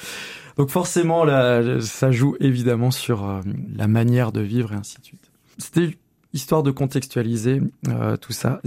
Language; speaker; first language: French; native; French